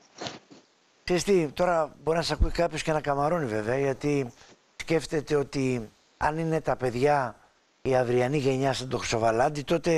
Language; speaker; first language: Greek; native; Greek